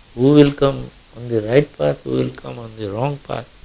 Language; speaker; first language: English; non-native, local second language; Gujarati